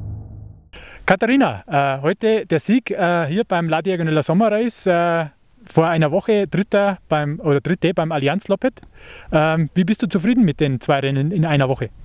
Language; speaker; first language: German; native; German